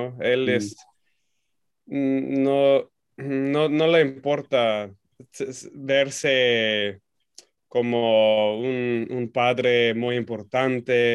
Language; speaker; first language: Spanish; non-native, fluent; English